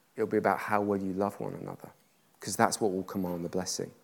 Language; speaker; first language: English; native; English